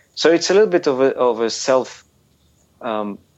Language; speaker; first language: English; non-native, fluent; Ukrainian